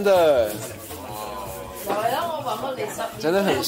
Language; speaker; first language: Chinese; non-native, fluent; English